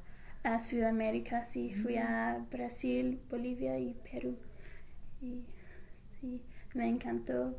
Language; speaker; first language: Spanish; non-native, fluent; English